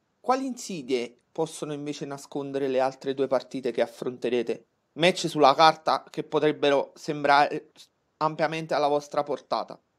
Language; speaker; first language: Italian; native; Italian